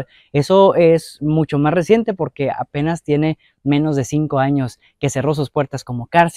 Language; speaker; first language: Spanish; native; Spanish